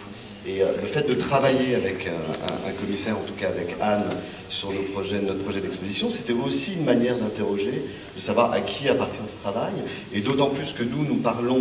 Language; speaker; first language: French; native; French